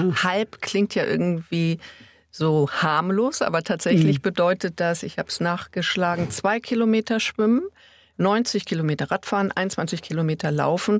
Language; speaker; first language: German; native; German